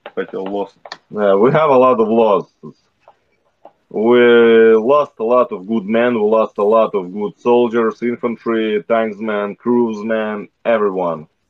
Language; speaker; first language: English; non-native, fluent; Russian